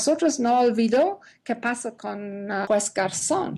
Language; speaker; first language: Spanish; non-native, learner; English